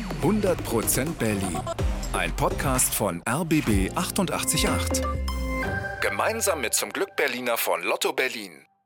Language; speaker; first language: German; native; German